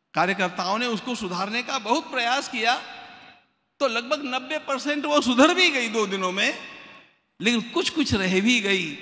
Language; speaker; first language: Hindi; non-native, local second language; Marathi